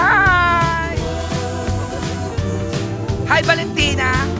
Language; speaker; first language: Japanese; non-native, learner; Filipino